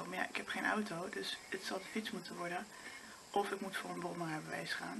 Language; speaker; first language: Dutch; native; Dutch